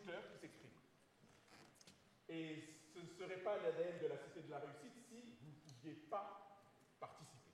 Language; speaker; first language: French; native; French